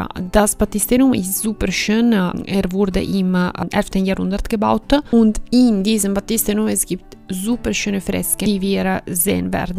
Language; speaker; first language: German; non-native, fluent; Italian